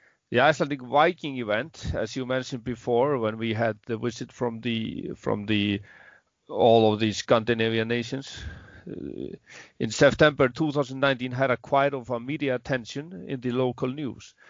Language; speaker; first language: English; non-native, learner; Icelandic